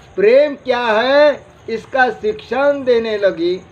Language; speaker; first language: Hindi; non-native, local second language; Marathi